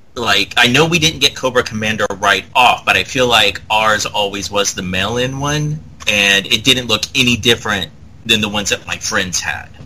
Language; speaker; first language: English; native; English